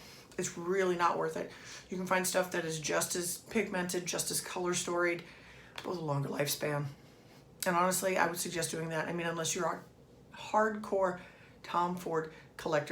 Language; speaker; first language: English; native; English